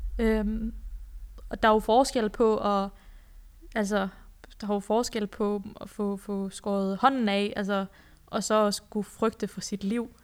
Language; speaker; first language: Danish; early bilingual, other home language; Persian